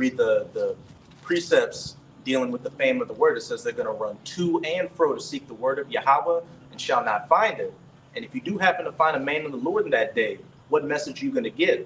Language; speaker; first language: English; native; English